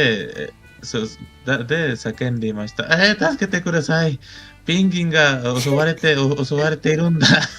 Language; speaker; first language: Japanese; non-native, learner; Spanish